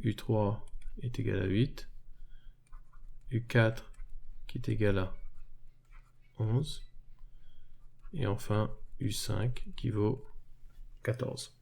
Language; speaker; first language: French; native; French